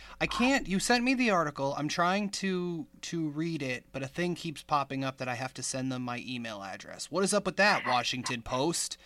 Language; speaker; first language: English; native; English